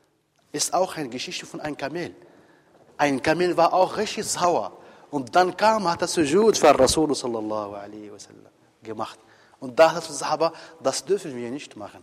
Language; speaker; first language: German; non-native, fluent; Arabic